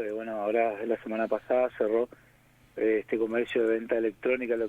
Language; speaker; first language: Spanish; native; Spanish